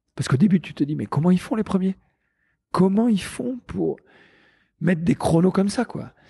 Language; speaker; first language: French; native; French